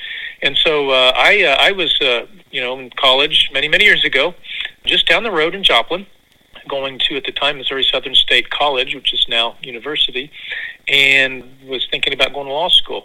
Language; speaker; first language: English; native; English